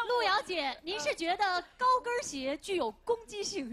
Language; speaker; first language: Chinese; native; Chinese